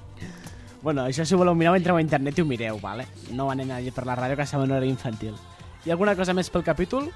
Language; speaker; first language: Catalan; native; Catalan